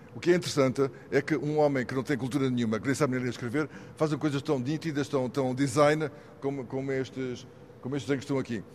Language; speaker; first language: Portuguese; native; Portuguese